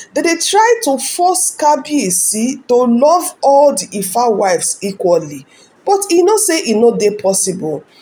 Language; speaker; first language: Nigerian Pidgin; non-native, local second language; Igbo